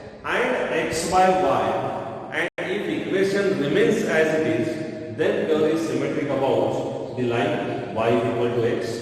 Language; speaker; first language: English; non-native, local second language; Marathi